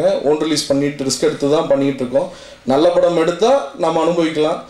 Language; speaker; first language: Tamil; native; Tamil